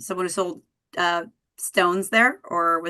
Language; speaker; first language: English; native; English